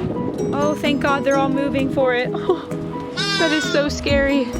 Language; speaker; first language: English; native; English